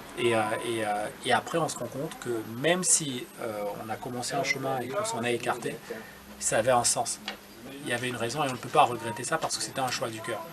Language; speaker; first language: French; non-native, local second language; Duala